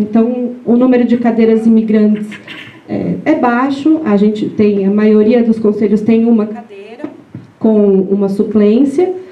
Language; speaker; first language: Portuguese; native; Portuguese